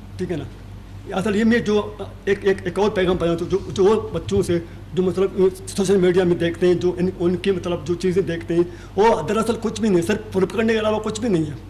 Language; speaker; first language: Urdu; non-native, local second language; Baluchi